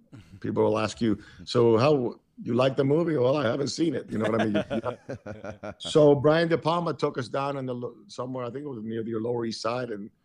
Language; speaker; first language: English; early bilingual, other home language; Spanish